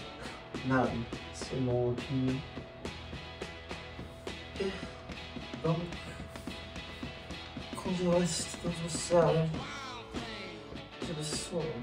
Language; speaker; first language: French; non-native, learner; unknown